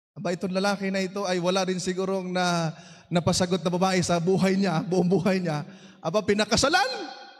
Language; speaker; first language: Filipino; native; Filipino